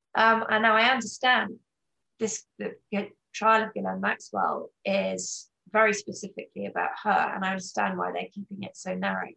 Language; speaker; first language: English; native; English